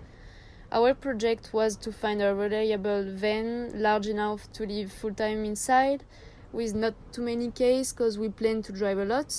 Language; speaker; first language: English; non-native, learner; French